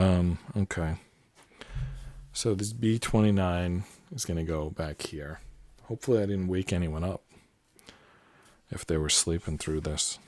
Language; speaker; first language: English; native; English